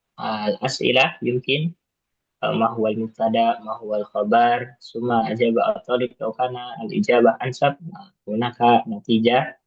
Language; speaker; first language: Arabic; non-native, local second language; Indonesian